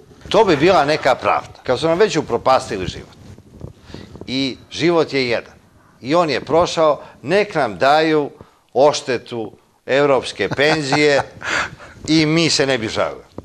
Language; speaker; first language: Serbian; native; Serbian